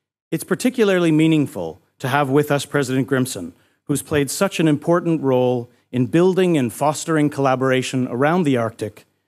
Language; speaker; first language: English; native; English